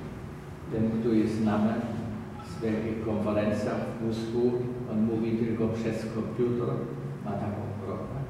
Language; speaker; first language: Polish; non-native, learner; German